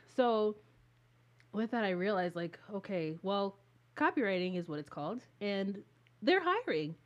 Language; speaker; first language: English; native; English